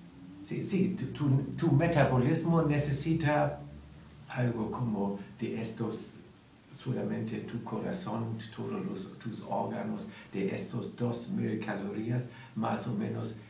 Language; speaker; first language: Spanish; non-native, learner; German